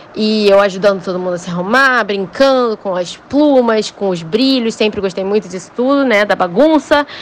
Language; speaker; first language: Portuguese; native; Portuguese